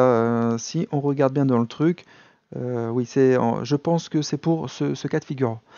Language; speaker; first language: French; native; French